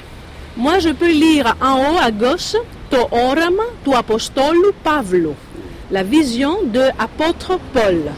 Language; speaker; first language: French; non-native, fluent; Greek